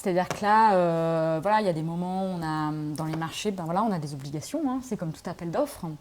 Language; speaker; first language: French; native; French